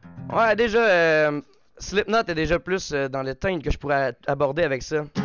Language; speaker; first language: French; native; French